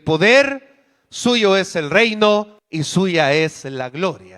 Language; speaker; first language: Spanish; native; Spanish